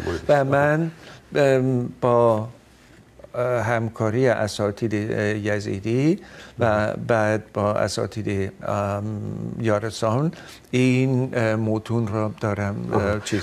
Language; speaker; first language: Persian; non-native, fluent; Dutch